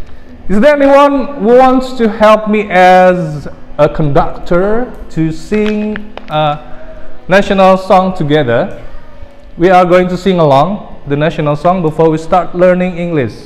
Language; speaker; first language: English; non-native, fluent; Indonesian